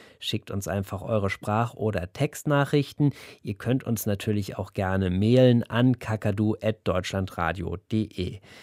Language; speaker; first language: German; native; German